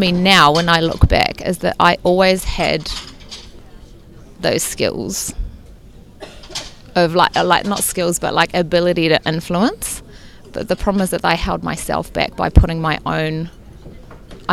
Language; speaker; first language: English; native; English